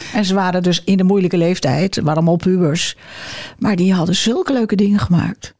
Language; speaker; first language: Dutch; native; Dutch